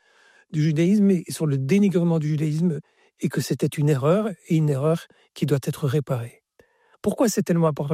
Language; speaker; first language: French; native; French